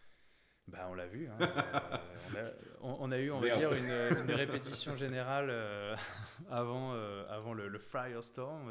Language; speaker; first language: French; native; French